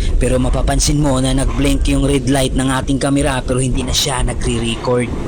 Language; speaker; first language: Filipino; non-native, local second language; Cebuano